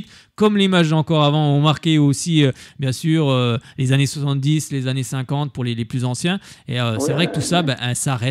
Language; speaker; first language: French; native; French